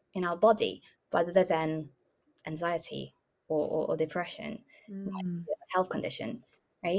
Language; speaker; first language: English; non-native, local second language; Cantonese